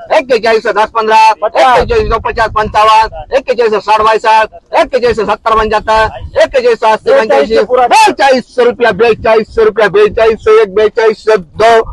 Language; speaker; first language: Hindi; non-native, local second language; Marathi